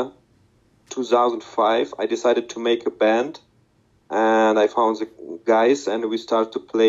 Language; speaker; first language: English; non-native, learner; Russian